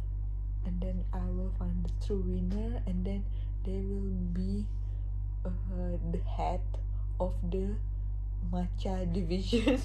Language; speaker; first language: English; non-native, local second language; Indonesian